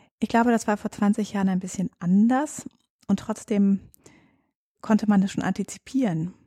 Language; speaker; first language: German; native; German